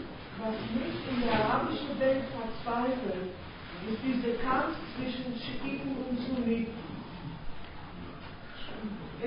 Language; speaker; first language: German; non-native, fluent; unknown